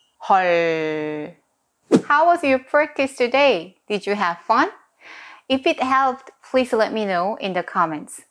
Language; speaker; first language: English; non-native, fluent; Korean